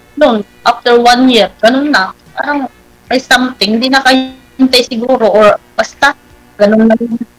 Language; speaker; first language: Filipino; non-native, local second language; Pangasinan